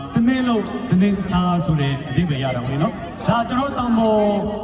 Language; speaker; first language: Burmese; non-native, local second language; S'gaw Karen